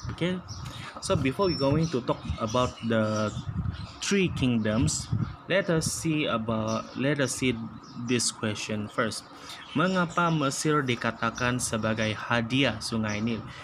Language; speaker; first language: English; non-native, local second language; Chinese